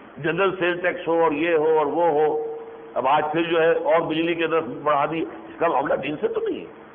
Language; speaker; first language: Urdu; native; Urdu